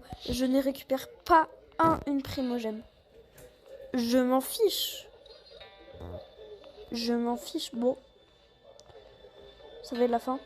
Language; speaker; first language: French; native; French